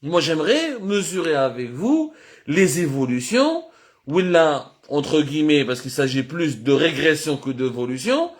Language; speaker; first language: French; non-native, local second language; Arabic